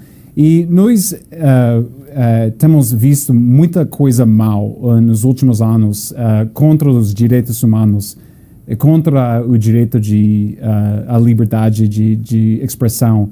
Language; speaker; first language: Portuguese; non-native, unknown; English